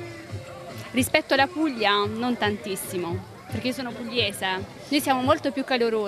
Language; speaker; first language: Italian; native; Italian